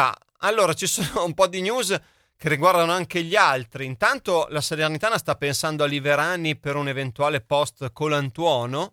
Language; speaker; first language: Italian; native; Italian